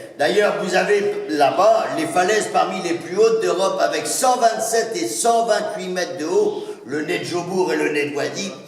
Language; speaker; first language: French; native; French